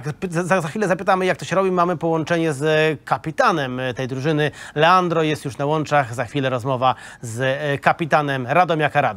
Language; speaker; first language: Polish; native; Polish